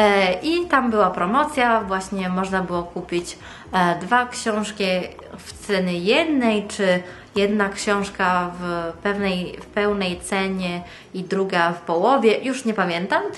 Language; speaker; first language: Polish; non-native, fluent; Italian